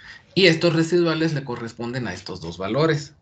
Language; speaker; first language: Spanish; native; Spanish